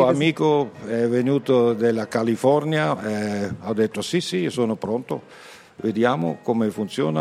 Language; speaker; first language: Italian; non-native, learner; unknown